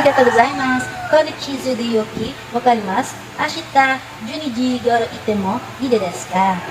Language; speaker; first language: Japanese; non-native, learner; Filipino